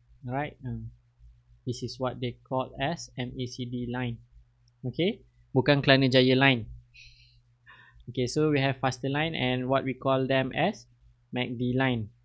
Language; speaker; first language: English; non-native, local second language; Malay